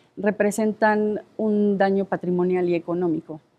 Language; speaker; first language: Spanish; native; Spanish